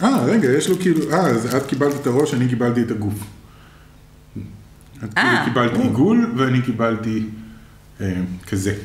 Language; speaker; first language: Hebrew; native; Hebrew